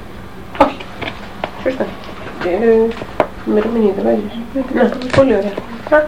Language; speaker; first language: Greek; native; Greek